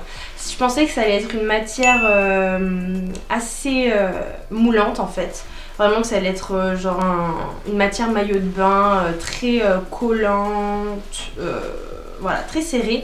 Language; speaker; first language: French; native; French